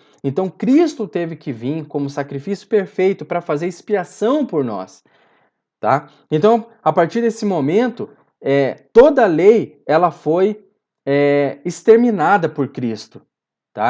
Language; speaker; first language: Portuguese; native; Portuguese